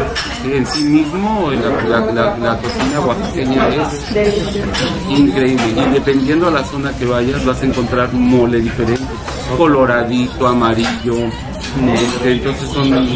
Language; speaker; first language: Spanish; native; Spanish